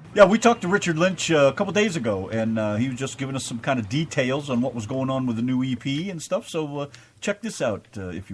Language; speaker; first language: English; native; English